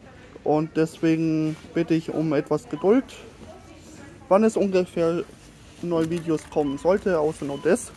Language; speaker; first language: German; non-native, fluent; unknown